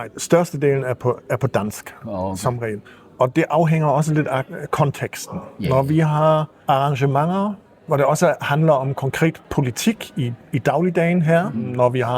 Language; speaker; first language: Danish; early bilingual, heritage; Danish